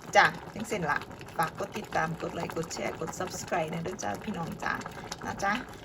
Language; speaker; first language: Thai; native; Thai